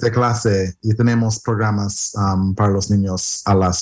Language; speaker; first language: Spanish; non-native, learner; English